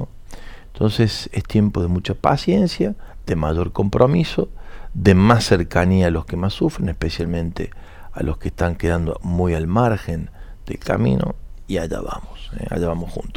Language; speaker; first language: Spanish; native; Spanish